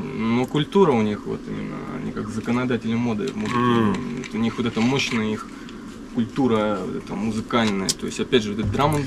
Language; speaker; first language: Russian; native; Russian